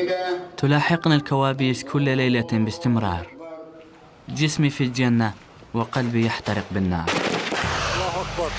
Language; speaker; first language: Arabic; native; Arabic